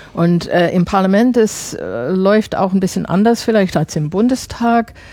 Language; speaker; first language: German; non-native, fluent; English